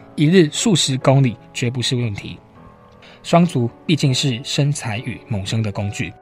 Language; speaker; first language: Chinese; native; Chinese